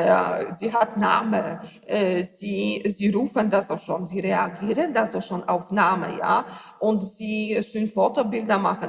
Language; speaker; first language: German; non-native, learner; Polish